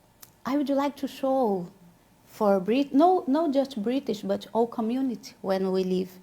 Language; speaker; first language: English; non-native, learner; Portuguese